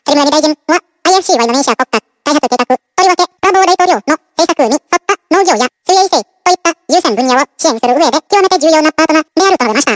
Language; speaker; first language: Japanese; non-native, fluent; Indonesian